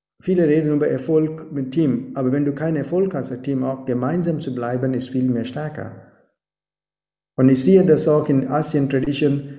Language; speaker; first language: German; non-native, fluent; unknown